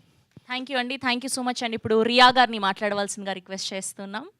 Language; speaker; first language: Telugu; native; Telugu